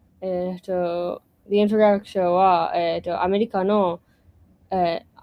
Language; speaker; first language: Japanese; non-native, learner; English